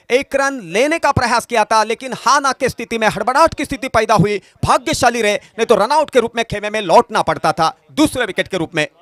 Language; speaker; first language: Hindi; non-native, local second language; Marathi